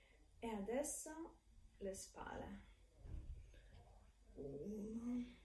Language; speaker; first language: Italian; non-native, learner; Russian